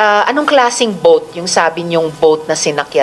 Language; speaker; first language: Filipino; native; Filipino